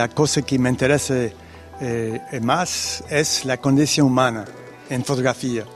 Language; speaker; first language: Spanish; non-native, fluent; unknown